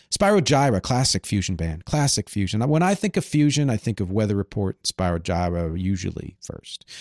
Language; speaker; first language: English; native; English